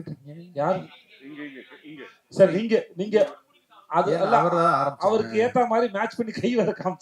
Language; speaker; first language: Tamil; native; Tamil